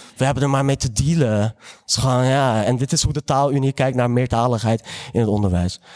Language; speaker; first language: Dutch; early bilingual, other home language; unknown